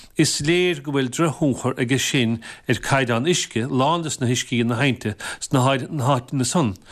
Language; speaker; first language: Irish; native; Irish